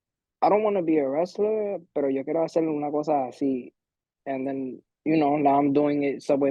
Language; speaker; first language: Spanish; early bilingual, heritage; Spanish